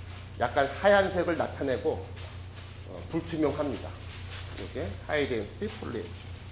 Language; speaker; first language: Korean; native; Korean